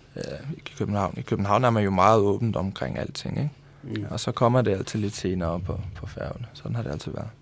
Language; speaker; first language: Danish; non-native, local second language; Faroese